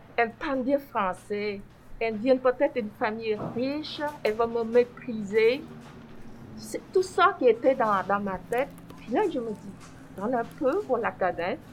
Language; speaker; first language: French; non-native, fluent; Vietnamese